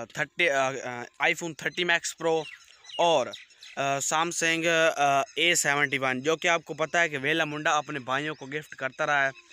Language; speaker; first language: Urdu; non-native, local second language; Punjabi